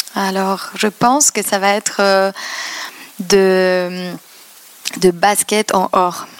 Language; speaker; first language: French; non-native, fluent; Polish